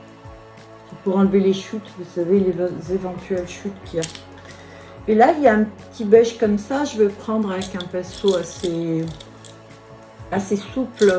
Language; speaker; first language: French; native; French